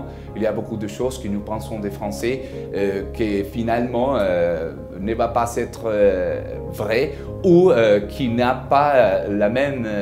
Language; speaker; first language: French; non-native, fluent; Spanish